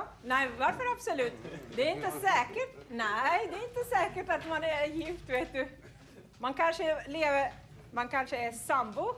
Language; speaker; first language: Swedish; non-native, fluent; Arabic